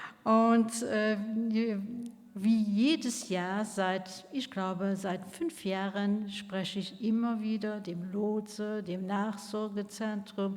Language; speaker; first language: German; non-native, local second language; Luxembourgish